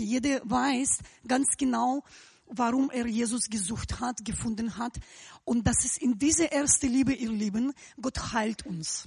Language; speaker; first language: German; non-native, fluent; Russian